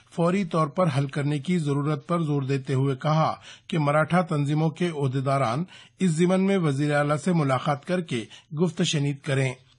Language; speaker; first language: Urdu; native; Urdu